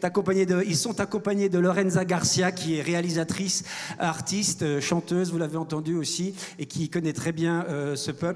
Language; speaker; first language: French; native; French